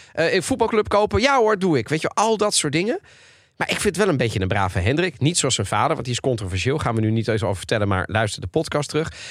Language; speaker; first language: Dutch; early bilingual, other home language; Italian